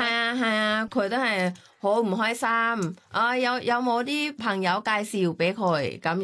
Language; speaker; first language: Cantonese; non-native, learner; Thai